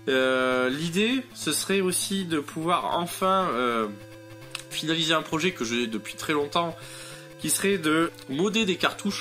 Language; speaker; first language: French; native; French